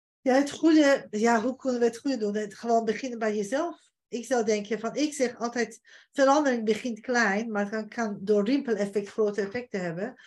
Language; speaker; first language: Dutch; non-native, fluent; Persian